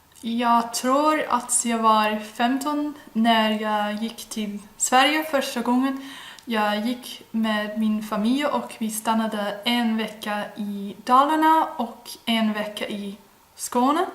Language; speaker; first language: Swedish; non-native, learner; Dutch